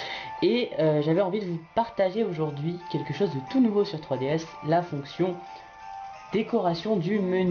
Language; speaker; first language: French; native; French